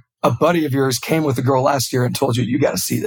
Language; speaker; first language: English; native; English